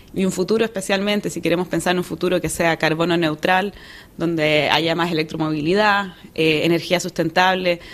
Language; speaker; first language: Spanish; native; Spanish